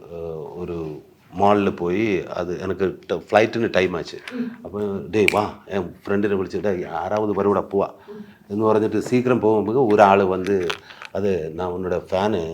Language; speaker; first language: Tamil; non-native, learner; Malayalam